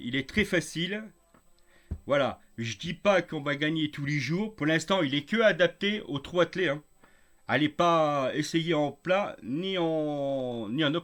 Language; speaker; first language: French; native; French